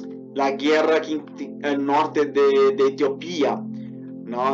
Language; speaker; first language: Portuguese; non-native, fluent; Spanish